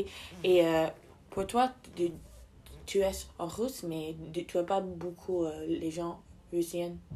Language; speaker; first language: French; non-native, learner; English